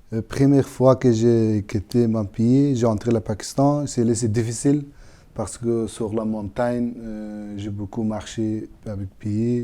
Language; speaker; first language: French; non-native, learner; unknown